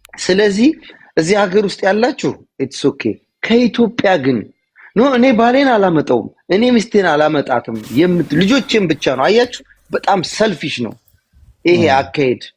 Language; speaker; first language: Amharic; native; Amharic